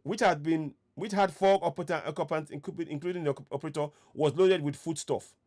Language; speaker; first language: English; non-native, local second language; Yoruba